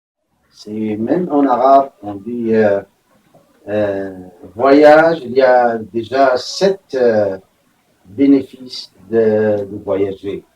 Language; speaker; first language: French; non-native, fluent; Arabic